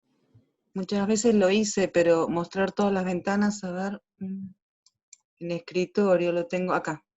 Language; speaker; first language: Spanish; native; Spanish